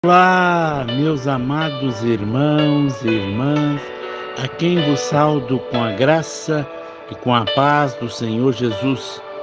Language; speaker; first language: Portuguese; native; Portuguese